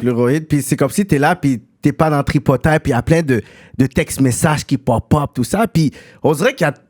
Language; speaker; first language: French; native; French